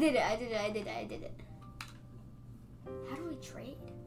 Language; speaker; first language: English; native; English